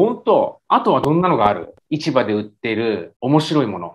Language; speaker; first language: Japanese; native; Japanese